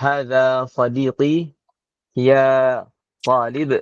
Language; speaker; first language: Arabic; non-native, learner; Malay